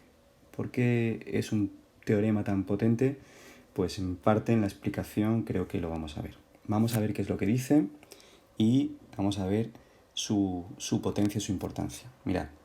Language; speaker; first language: Spanish; native; Spanish